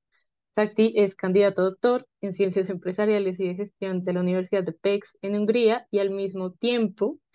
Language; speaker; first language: Spanish; native; Spanish